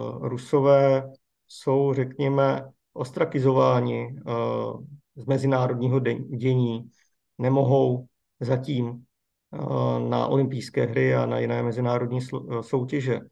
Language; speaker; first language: Czech; native; Czech